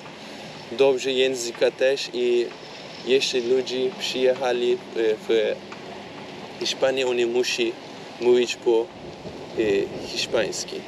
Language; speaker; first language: Polish; non-native, learner; Turkish